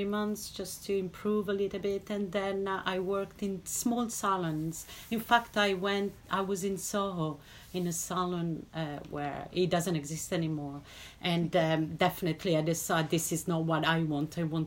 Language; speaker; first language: English; non-native, fluent; Italian